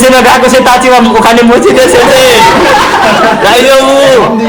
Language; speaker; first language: Japanese; non-native, learner; Nepali